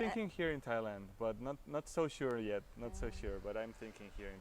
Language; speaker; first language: English; non-native, fluent; Spanish